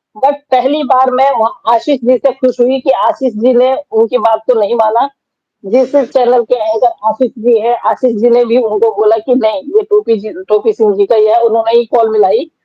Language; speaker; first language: Hindi; native; Hindi